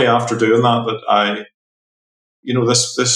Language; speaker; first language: English; native; English